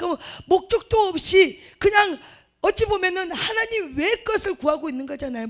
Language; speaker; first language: Korean; native; Korean